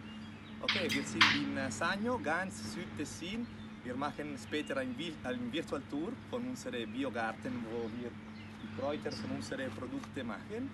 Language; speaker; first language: German; non-native, local second language; Italian